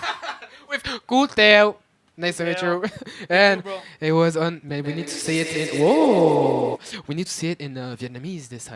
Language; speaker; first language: English; non-native, fluent; French